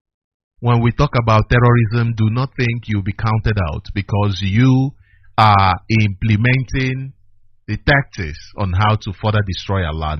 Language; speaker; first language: English; non-native, local second language; Igbo